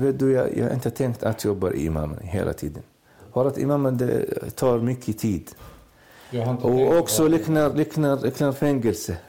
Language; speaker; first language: Swedish; non-native, local second language; Arabic